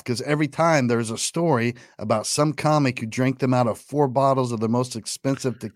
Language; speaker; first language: English; native; English